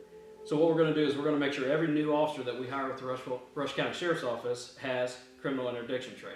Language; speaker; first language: English; native; English